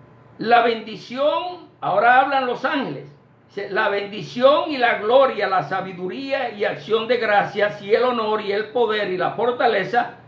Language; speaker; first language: Spanish; native; Spanish